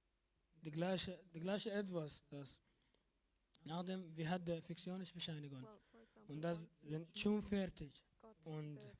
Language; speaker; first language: German; non-native, learner; Arabic